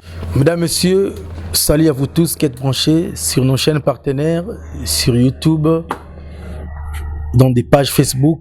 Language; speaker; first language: French; non-native, local second language; Lingala